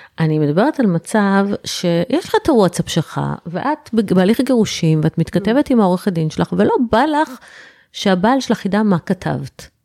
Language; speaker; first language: Hebrew; native; Hebrew